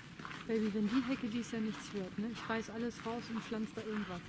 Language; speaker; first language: German; native; German